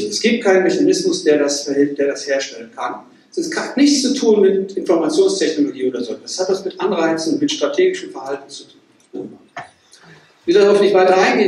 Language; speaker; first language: German; native; German